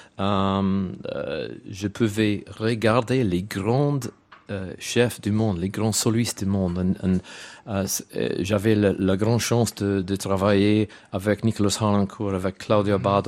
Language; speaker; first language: French; non-native, learner; English